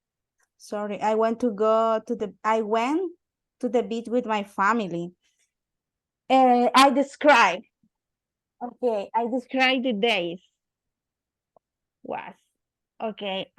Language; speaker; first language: English; non-native, learner; Spanish